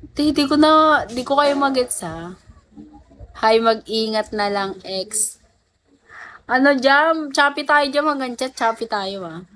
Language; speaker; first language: Filipino; non-native, local second language; Cebuano